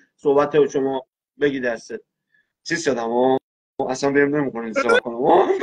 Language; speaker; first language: Persian; non-native, local second language; Azerbaijani